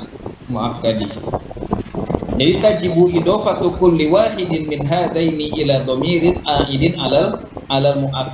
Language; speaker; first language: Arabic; non-native, fluent; Malay